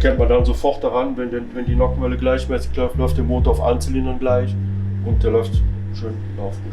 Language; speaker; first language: German; native; German